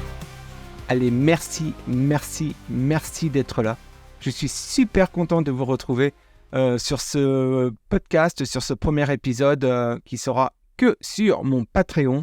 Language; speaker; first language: French; native; French